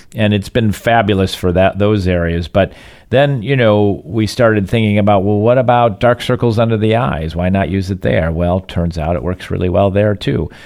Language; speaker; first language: English; native; English